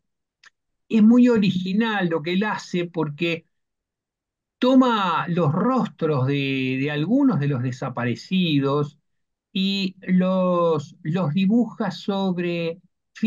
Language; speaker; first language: Spanish; native; Spanish